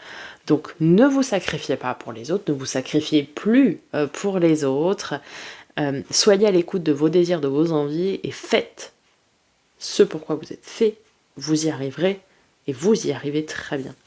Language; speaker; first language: French; native; French